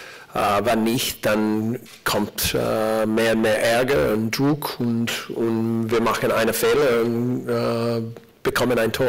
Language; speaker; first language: German; non-native, learner; English